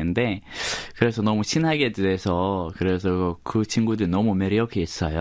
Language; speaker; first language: Korean; non-native, fluent; Arabic